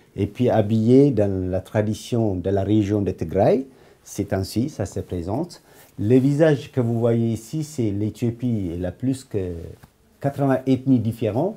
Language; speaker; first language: French; non-native, fluent; Amharic